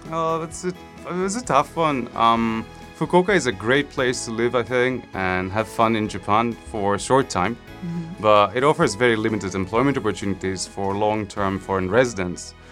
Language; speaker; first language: English; non-native, fluent; Greek